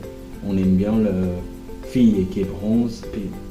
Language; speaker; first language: French; non-native, fluent; Chinese